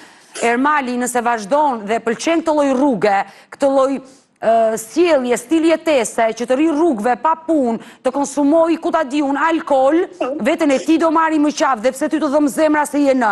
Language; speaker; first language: Albanian; native; Albanian